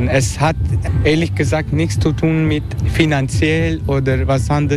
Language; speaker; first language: German; non-native, learner; Turkish